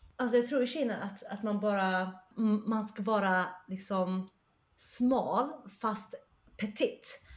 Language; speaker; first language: Swedish; early bilingual, other home language; Chinese